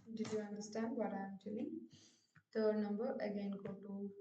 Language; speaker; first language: English; non-native, local second language; Kannada